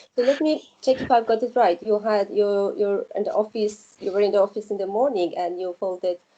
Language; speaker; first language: English; non-native, fluent; Persian